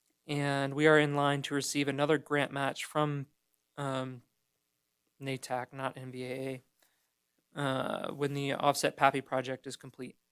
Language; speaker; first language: English; native; English